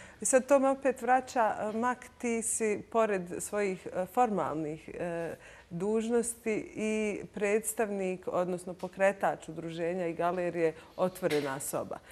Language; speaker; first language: Bosnian; native; Bosnian